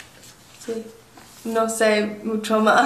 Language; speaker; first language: Spanish; non-native, learner; English